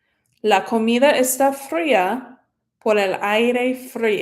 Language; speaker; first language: Spanish; non-native, fluent; English